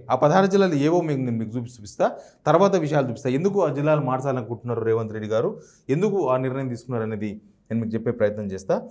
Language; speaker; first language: Telugu; native; Telugu